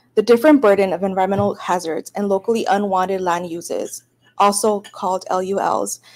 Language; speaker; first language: English; early bilingual, other home language; Spanish